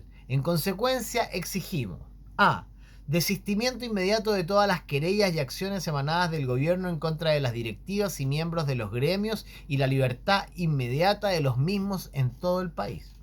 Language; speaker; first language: Spanish; native; Spanish